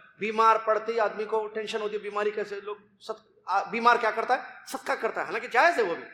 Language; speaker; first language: Urdu; native; Urdu